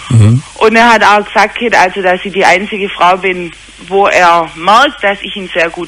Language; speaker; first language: German; native; German